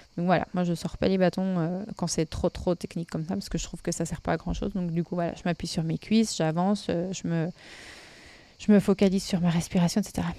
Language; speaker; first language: French; native; French